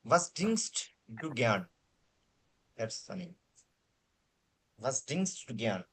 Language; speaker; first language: German; non-native, fluent; Bangla